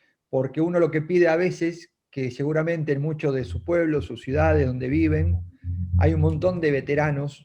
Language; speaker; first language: Spanish; native; Spanish